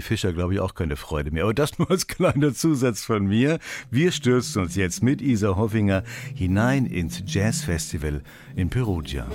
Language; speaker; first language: German; native; German